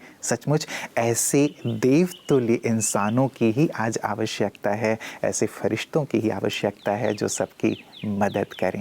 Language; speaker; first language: Hindi; native; Hindi